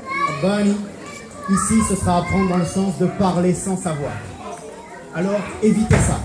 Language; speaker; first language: French; native; French